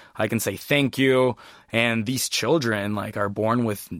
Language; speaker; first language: English; early bilingual, other home language; Spanish